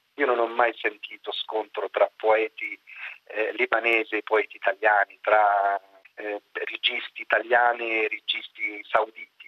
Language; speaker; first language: Italian; non-native, fluent; Arabic